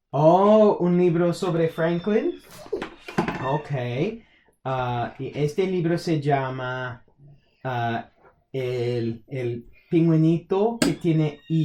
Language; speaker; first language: Spanish; non-native, fluent; English